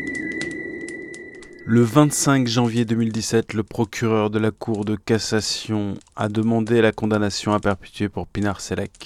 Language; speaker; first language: French; native; French